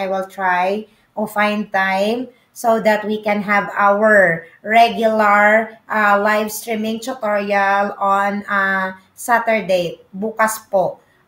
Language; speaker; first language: English; non-native, local second language; Filipino